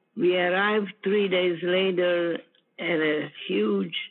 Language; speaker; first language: English; non-native, fluent; Ukrainian